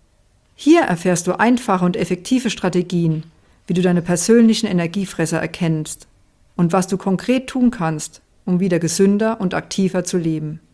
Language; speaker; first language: German; native; German